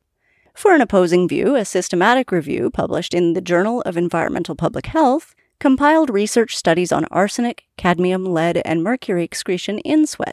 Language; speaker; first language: English; native; English